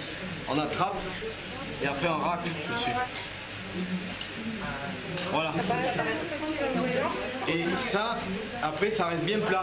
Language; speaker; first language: French; native; French